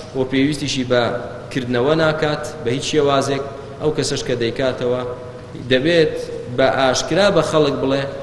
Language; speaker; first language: Central Kurdish; native; Central Kurdish